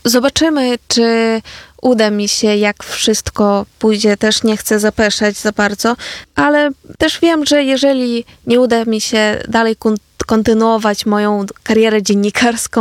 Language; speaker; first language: Polish; non-native, fluent; Ukrainian